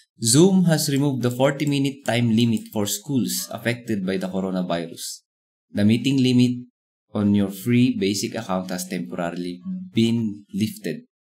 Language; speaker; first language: English; non-native, local second language; Filipino